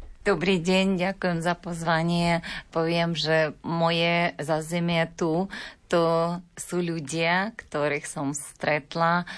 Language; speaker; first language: Slovak; non-native, learner; Ukrainian